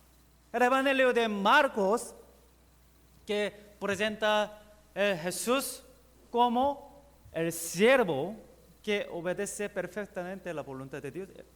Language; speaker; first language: Spanish; non-native, learner; Korean